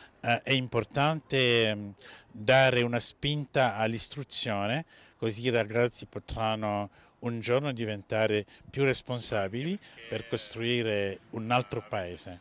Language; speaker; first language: Italian; non-native, fluent; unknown